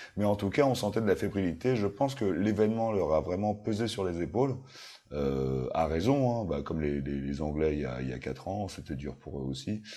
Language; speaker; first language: French; native; French